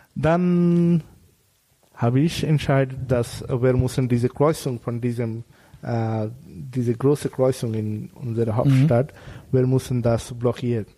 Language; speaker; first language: German; non-native, learner; Bangla